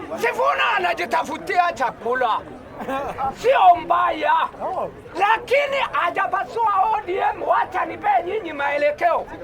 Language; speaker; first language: Swahili; non-native, local second language; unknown